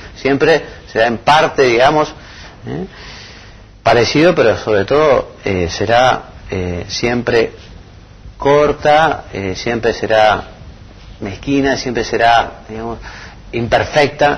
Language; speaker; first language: Spanish; native; Spanish